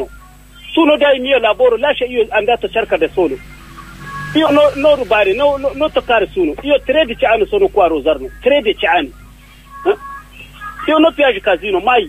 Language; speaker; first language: Italian; non-native, learner; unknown